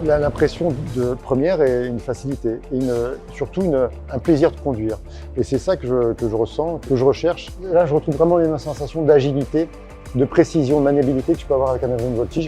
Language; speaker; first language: French; native; French